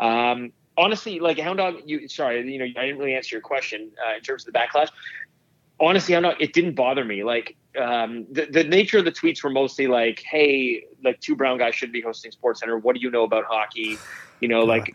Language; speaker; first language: English; native; English